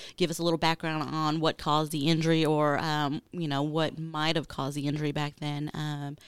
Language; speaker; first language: English; native; English